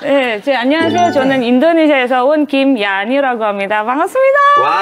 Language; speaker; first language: Korean; non-native, fluent; Indonesian